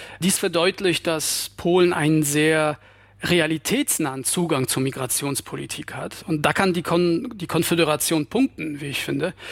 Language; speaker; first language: German; non-native, fluent; Polish